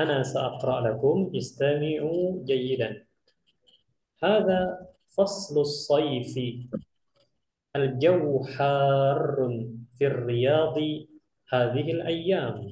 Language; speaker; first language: Arabic; non-native, fluent; Indonesian